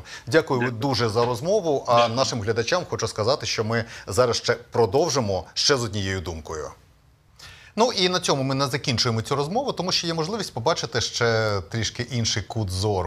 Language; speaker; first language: Ukrainian; native; Ukrainian